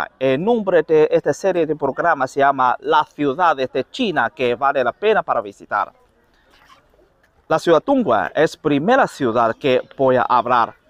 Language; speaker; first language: Spanish; non-native, learner; Chinese